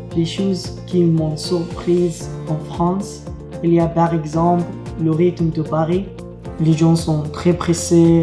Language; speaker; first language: French; non-native, learner; Arabic